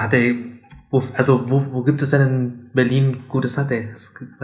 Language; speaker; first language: German; native; German